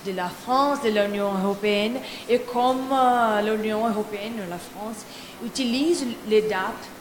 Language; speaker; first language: French; non-native, learner; Portuguese